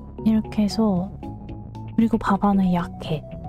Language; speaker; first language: Korean; native; Korean